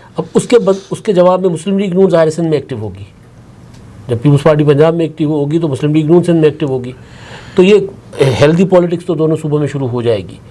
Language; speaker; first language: Urdu; non-native, local second language; Punjabi